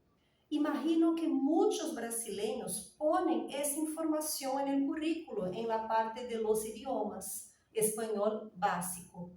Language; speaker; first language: Spanish; non-native, fluent; Portuguese